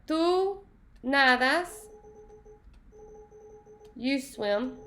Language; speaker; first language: Spanish; non-native, learner; English